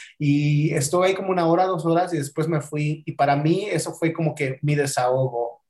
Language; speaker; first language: Spanish; native; Spanish